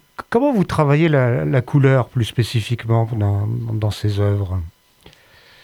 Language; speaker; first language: French; native; French